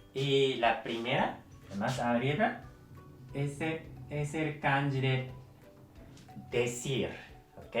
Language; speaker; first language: Spanish; non-native, fluent; Japanese